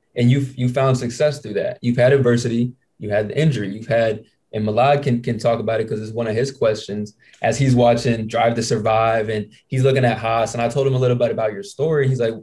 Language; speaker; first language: English; native; English